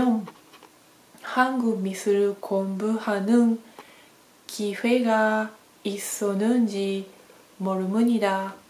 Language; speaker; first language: Korean; non-native, learner; Japanese